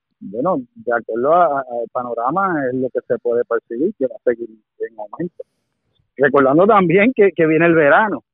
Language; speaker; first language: Spanish; native; Spanish